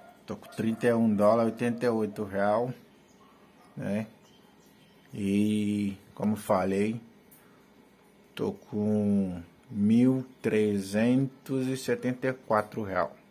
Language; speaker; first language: Portuguese; non-native, learner; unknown